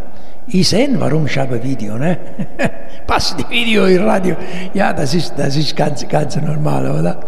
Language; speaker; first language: German; non-native, learner; Italian